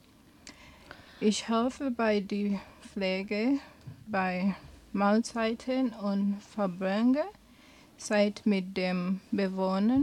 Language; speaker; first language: German; non-native, learner; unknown